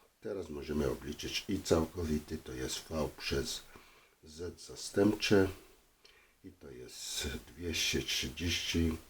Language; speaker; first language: Polish; non-native, learner; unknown